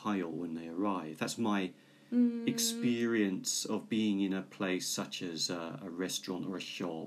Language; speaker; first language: English; native; English